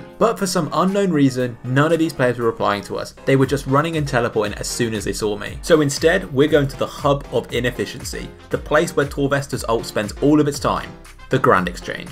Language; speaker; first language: English; native; English